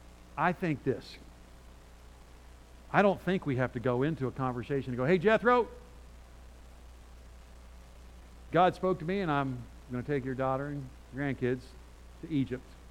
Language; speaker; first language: English; native; English